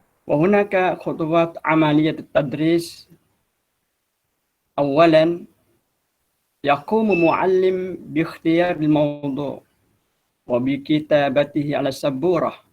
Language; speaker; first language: Arabic; non-native, fluent; Malay